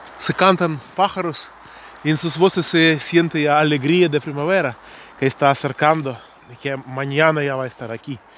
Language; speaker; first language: Spanish; non-native, learner; Ukrainian